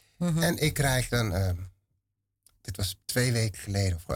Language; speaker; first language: Dutch; native; Dutch